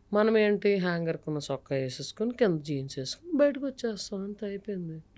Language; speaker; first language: Telugu; native; Telugu